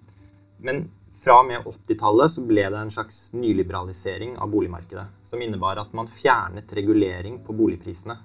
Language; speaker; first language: Norwegian; native; Norwegian